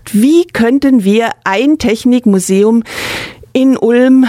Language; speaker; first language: German; native; German